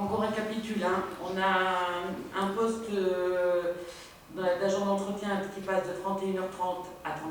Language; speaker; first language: French; native; French